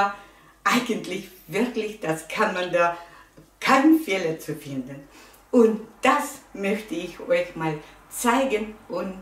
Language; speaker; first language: German; non-native, fluent; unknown